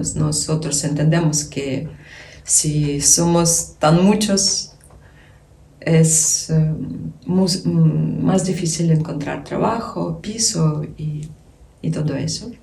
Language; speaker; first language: Spanish; non-native, fluent; Ukrainian